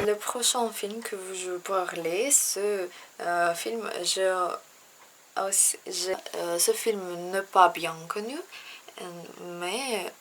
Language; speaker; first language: French; non-native, learner; Russian